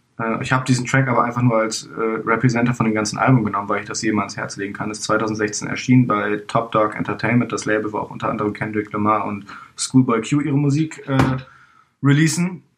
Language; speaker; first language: German; native; German